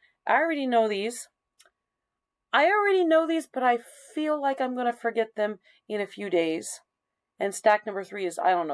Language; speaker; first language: English; native; English